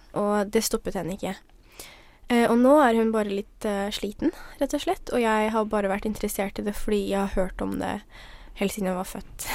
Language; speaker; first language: Norwegian; early bilingual, other home language; Somali